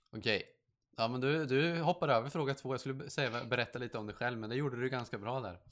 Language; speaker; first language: Swedish; native; Swedish